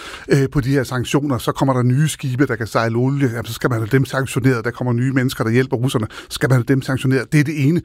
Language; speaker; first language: Danish; native; Danish